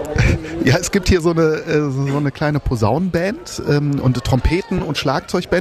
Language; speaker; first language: German; native; German